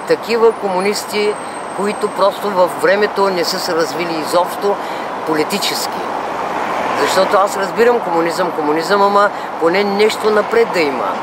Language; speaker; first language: Bulgarian; native; Bulgarian